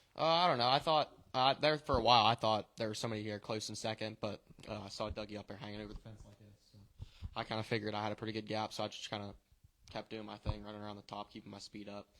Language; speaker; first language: English; native; English